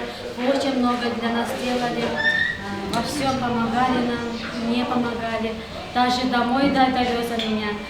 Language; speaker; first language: Russian; non-native, local second language; Kyrgyz